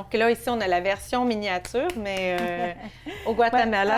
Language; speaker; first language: French; native; French